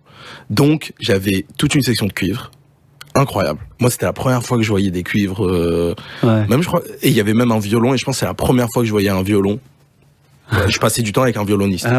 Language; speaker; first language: French; native; French